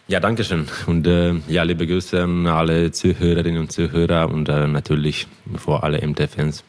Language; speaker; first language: German; non-native, fluent; Croatian